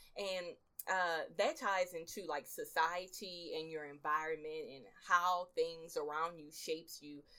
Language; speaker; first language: English; native; English